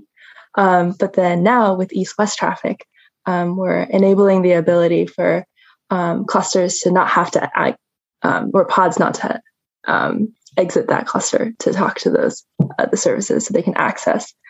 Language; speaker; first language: English; native; English